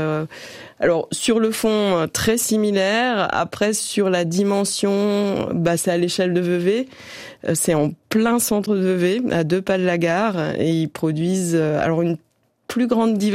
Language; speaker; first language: French; native; French